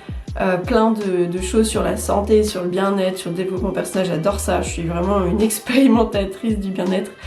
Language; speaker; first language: French; native; French